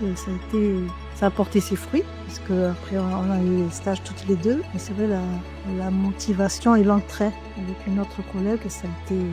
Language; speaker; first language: French; native; French